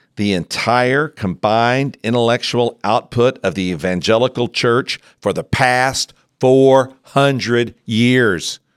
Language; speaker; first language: English; native; English